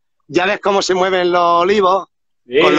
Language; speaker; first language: Spanish; native; Spanish